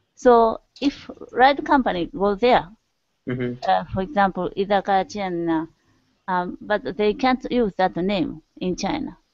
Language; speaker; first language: English; non-native, learner; Japanese